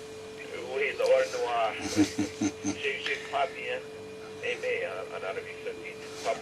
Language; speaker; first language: French; non-native, fluent; English